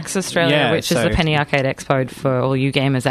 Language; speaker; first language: English; native; English